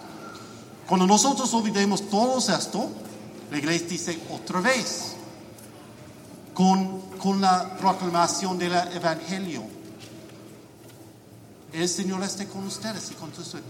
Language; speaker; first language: Spanish; non-native, learner; English